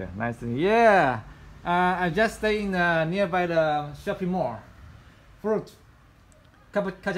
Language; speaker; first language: English; non-native, learner; Chinese